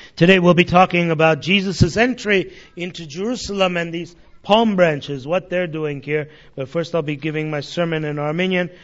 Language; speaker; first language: English; early bilingual, other home language; Armenian